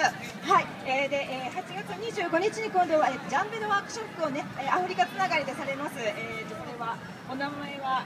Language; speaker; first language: Japanese; native; Japanese